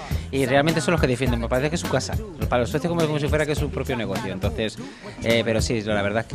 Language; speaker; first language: Spanish; native; Spanish